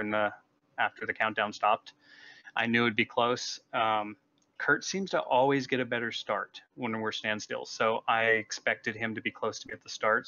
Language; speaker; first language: English; native; English